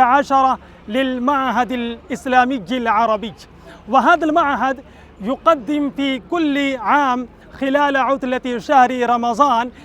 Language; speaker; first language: Arabic; non-native, fluent; Urdu